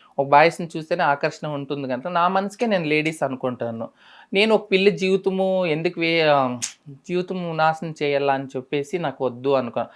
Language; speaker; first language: Telugu; native; Telugu